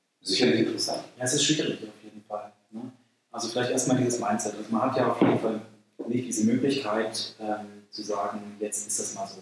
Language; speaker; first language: German; native; German